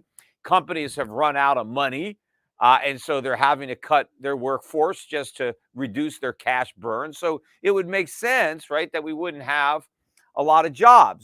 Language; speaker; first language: English; native; English